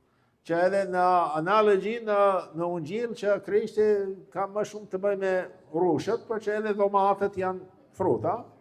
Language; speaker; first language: Albanian; non-native, fluent; English